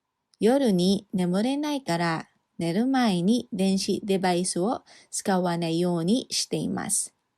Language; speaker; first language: Japanese; non-native, fluent; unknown